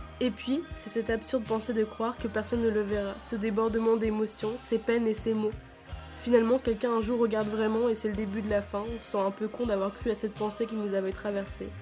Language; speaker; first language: French; native; French